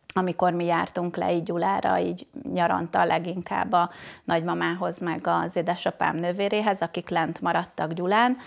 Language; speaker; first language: Hungarian; native; Hungarian